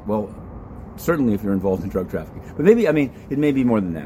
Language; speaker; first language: English; native; English